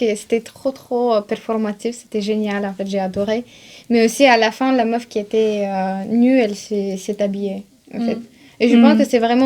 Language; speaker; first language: French; non-native, fluent; Bulgarian